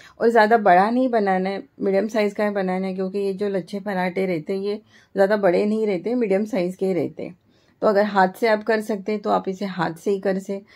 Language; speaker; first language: Hindi; non-native, local second language; Marathi